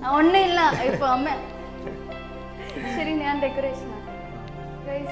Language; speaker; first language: Malayalam; early bilingual, heritage; Malayalam